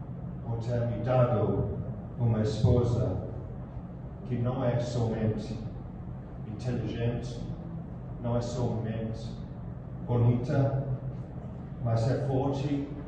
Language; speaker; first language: Portuguese; non-native, fluent; English